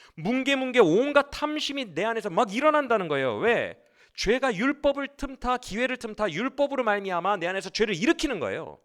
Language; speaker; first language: Korean; native; Korean